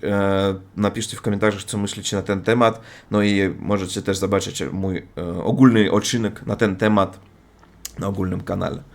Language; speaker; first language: Polish; non-native, learner; Russian